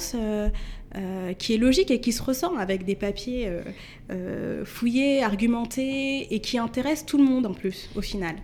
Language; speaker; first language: French; native; French